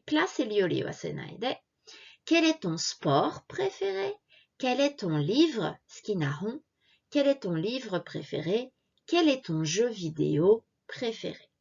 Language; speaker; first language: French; non-native, fluent; Japanese